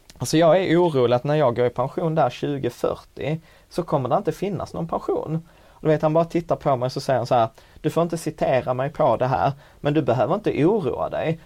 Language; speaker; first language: Swedish; early bilingual, other home language; Czech